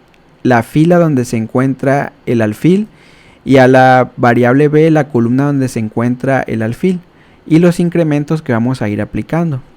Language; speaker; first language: Spanish; native; Spanish